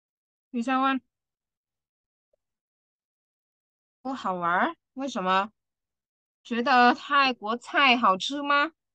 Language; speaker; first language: Chinese; non-native, fluent; Vietnamese